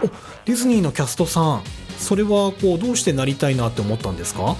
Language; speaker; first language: Japanese; native; Japanese